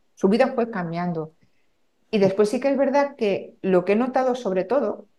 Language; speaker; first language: Spanish; native; Spanish